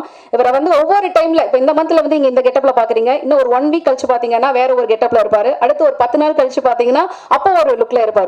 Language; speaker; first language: Tamil; native; Tamil